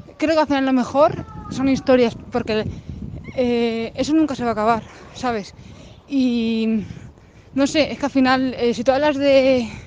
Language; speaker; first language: Spanish; native; Spanish